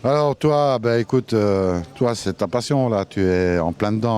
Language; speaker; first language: French; native; French